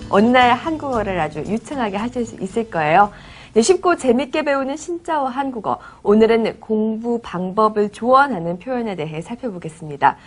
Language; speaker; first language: Korean; native; Korean